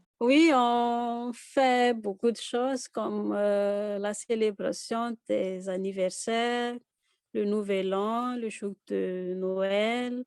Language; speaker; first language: French; non-native, local second language; Malagasy